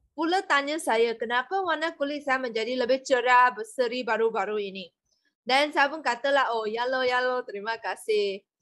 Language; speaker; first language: Malay; non-native, local second language; Chinese